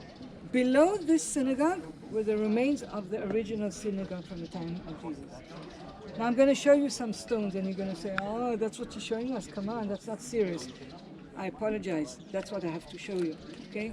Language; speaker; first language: English; non-native, fluent; Hebrew